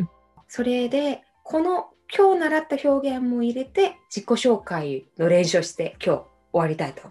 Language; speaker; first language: Japanese; non-native, fluent; Korean